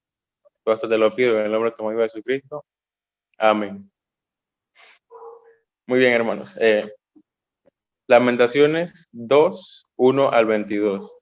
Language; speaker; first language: Spanish; native; Spanish